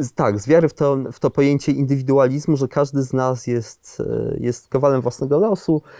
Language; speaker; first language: Polish; native; Polish